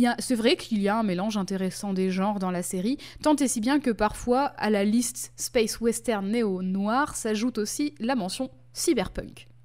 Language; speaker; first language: French; native; French